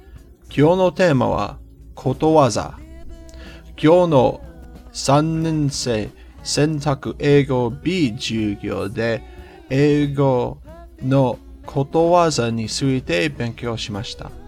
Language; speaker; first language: Japanese; non-native, learner; English